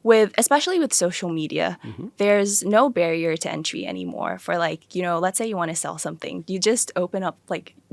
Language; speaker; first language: English; early bilingual, other home language; Thai